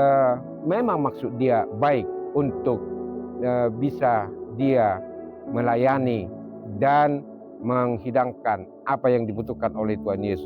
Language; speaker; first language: Indonesian; native; Indonesian